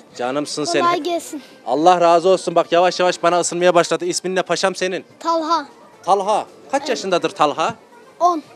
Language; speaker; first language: Turkish; native; Turkish